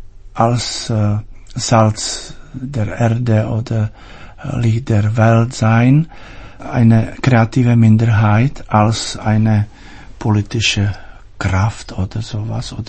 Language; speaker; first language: German; non-native, fluent; Czech